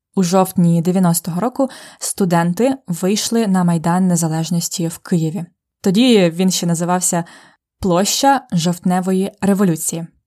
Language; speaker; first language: Ukrainian; native; Ukrainian